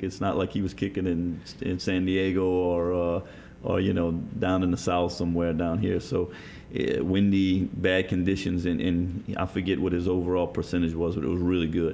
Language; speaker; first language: English; native; English